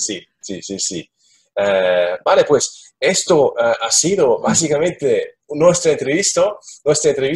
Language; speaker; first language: Spanish; non-native, learner; German